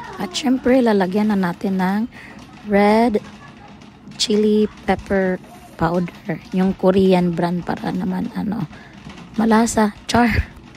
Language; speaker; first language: Filipino; non-native, local second language; Cebuano